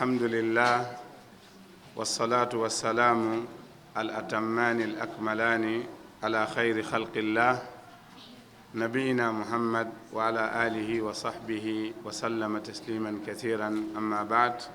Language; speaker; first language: Arabic; non-native, fluent; Wolof